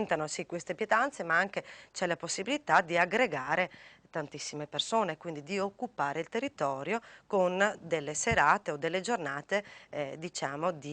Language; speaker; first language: Italian; native; Italian